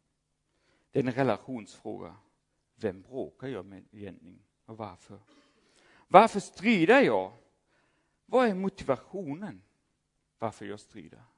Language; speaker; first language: Swedish; non-native, fluent; German